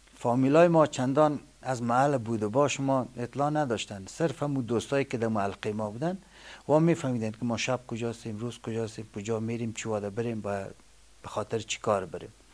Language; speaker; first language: Persian; native; Persian